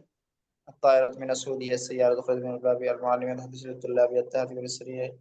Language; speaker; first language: Arabic; non-native, fluent; Urdu